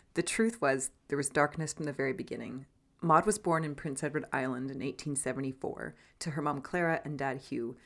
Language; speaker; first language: English; native; English